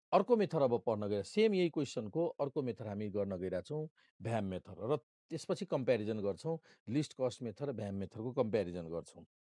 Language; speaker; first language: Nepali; non-native, local second language; Maithili